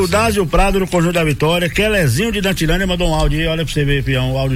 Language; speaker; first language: Portuguese; native; Portuguese